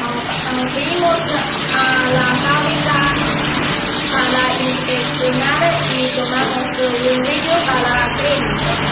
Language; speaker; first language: Spanish; non-native, learner; Chinese